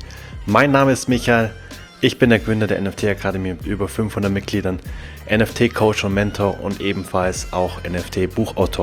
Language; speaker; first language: German; native; German